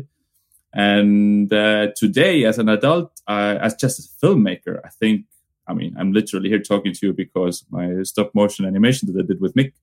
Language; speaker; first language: English; non-native, fluent; Estonian